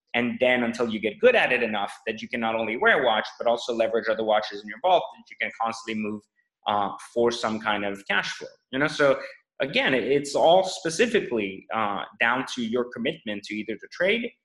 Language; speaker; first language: English; non-native, fluent; French